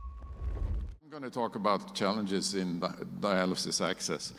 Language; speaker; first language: English; non-native, fluent; Swedish